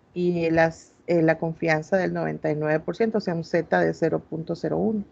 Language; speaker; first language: Spanish; native; Spanish